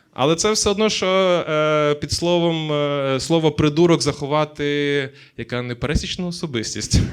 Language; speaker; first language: Ukrainian; native; Ukrainian